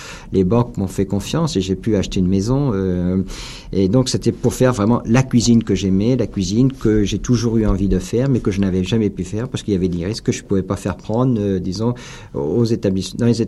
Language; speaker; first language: French; native; French